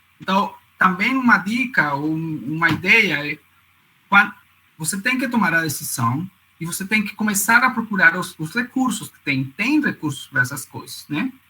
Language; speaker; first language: Portuguese; non-native, fluent; Spanish